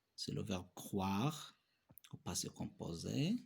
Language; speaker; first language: French; non-native, local second language; Arabic